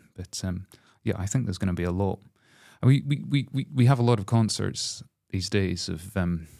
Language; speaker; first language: English; native; English